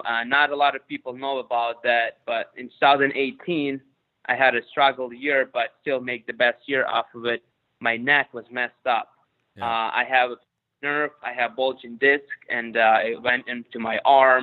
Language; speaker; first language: English; non-native, fluent; Ukrainian